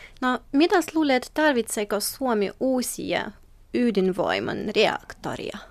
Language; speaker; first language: Finnish; non-native, learner; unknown